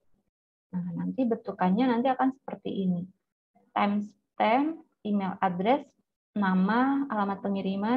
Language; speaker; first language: Indonesian; native; Indonesian